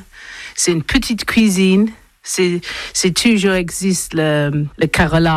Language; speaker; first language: French; non-native, learner; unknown